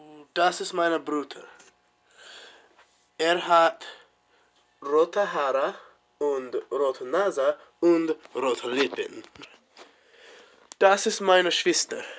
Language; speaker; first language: German; non-native, learner; English